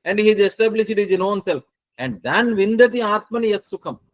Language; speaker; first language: English; non-native, local second language; Telugu